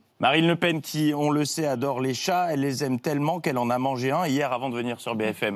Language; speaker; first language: French; native; French